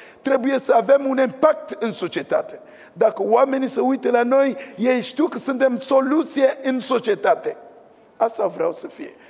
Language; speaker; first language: Romanian; non-native, fluent; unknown